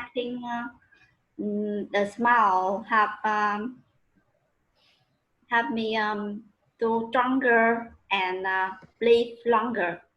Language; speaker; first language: English; non-native, learner; Vietnamese